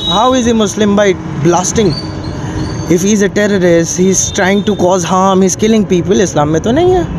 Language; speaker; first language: Hindi; non-native, local second language; Manipuri